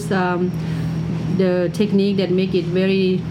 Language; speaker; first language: English; non-native, learner; Thai